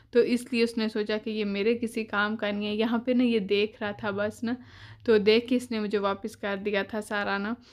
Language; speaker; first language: Urdu; native; Urdu